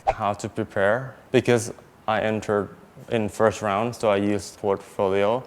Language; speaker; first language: English; early bilingual, other home language; Thai